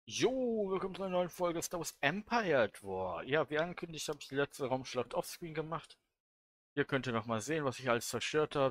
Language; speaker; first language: German; native; German